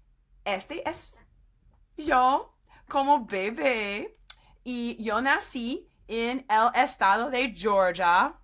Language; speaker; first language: Spanish; non-native, fluent; English